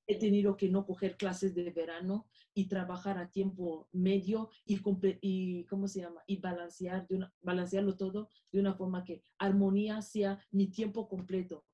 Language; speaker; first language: Spanish; non-native, local second language; Fang